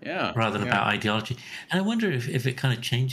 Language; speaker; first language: English; native; English